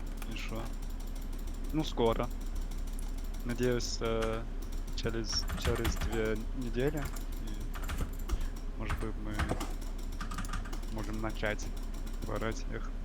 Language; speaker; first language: Russian; non-native, learner; English